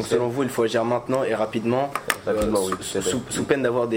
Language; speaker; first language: French; native; French